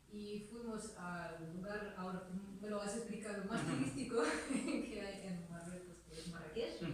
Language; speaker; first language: Spanish; non-native, fluent; Russian